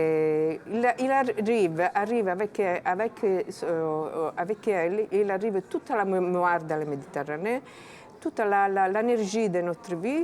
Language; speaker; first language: French; non-native, fluent; Italian